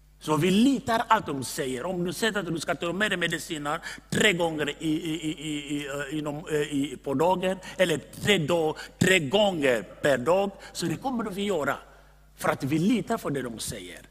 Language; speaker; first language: Swedish; non-native, fluent; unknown